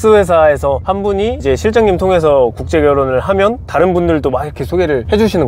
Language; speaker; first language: Korean; native; Korean